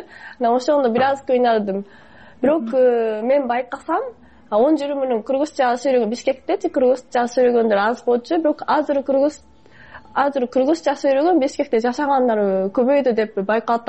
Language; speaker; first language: Kyrgyz; non-native, fluent; Japanese